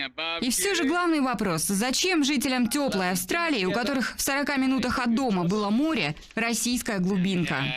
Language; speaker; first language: Russian; native; Russian